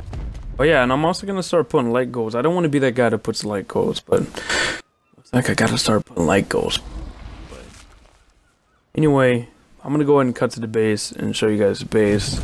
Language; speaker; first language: English; native; English